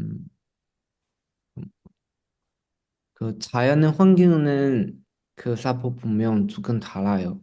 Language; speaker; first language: Korean; non-native, learner; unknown